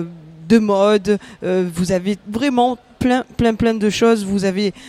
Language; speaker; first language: French; native; French